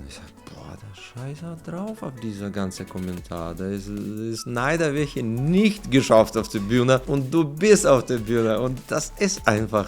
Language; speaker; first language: German; non-native, learner; Russian